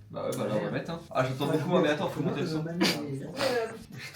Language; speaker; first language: French; native; French